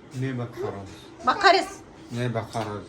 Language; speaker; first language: Turkish; non-native, learner; Urdu